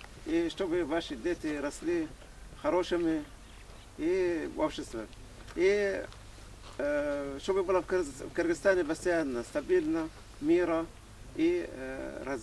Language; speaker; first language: Russian; non-native, fluent; Arabic